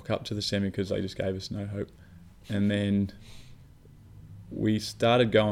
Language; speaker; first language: English; native; English